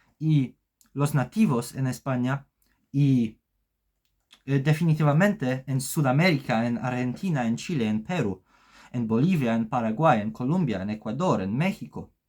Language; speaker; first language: Spanish; non-native, learner; Polish